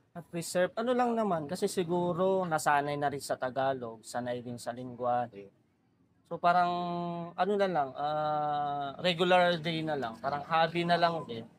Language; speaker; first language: Filipino; non-native, local second language; Iloko